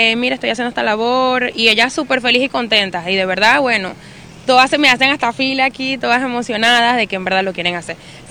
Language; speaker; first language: Spanish; native; Spanish